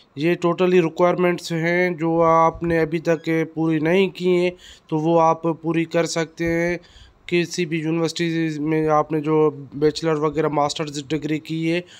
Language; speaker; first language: Urdu; non-native, local second language; Sindhi